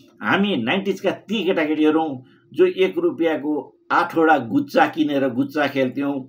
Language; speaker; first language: Nepali; native; Nepali